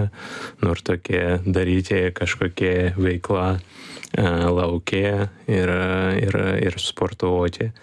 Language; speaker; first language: Lithuanian; non-native, learner; Ukrainian